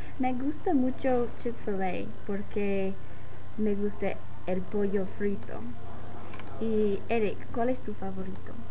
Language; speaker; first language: Spanish; non-native, learner; English